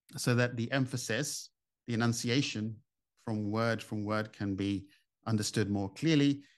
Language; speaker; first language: English; native; English